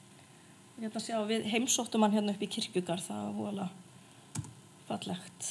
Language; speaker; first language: Icelandic; native; Icelandic